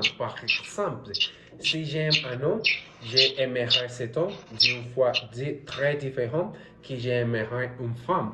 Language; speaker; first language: French; non-native, learner; Spanish